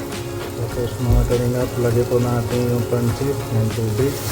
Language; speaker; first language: Filipino; non-native, local second language; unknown